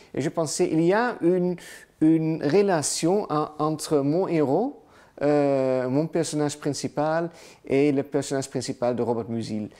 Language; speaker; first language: French; non-native, learner; Dutch